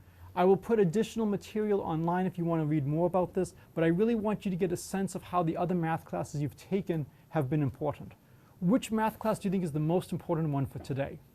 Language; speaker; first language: English; native; English